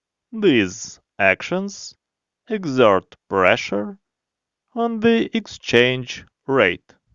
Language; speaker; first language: English; non-native, fluent; Ukrainian